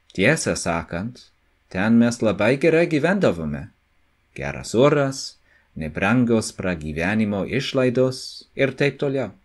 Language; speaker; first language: Lithuanian; non-native, learner; English